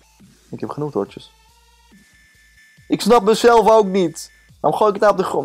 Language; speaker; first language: Dutch; native; Dutch